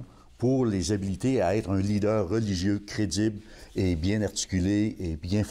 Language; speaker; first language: French; native; French